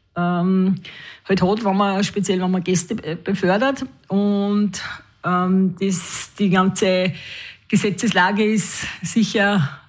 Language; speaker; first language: German; native; German